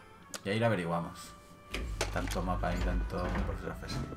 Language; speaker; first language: Spanish; native; Spanish